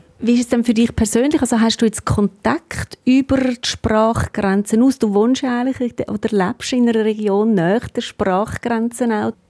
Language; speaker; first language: German; native; German